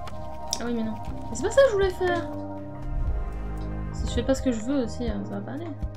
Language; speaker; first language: French; native; French